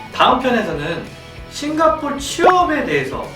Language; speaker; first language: Korean; native; Korean